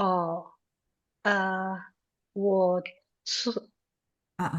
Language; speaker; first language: Chinese; non-native, learner; Indonesian